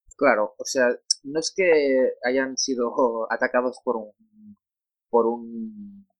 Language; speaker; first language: Spanish; non-native, local second language; Catalan